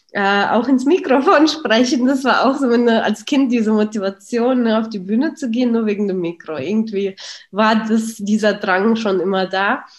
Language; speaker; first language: German; early bilingual, other home language; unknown